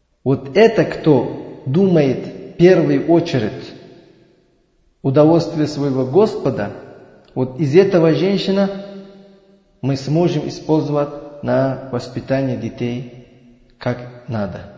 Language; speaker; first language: Russian; non-native, learner; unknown